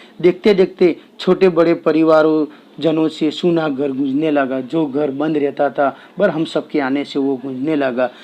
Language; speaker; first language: Hindi; non-native, local second language; Gujarati